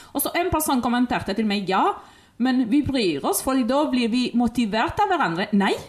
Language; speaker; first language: Norwegian; non-native, fluent; Spanish